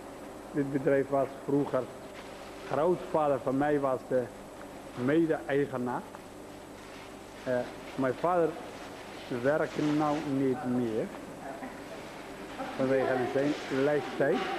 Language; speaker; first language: Dutch; non-native, learner; Somali